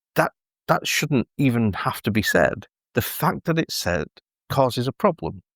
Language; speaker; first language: English; native; English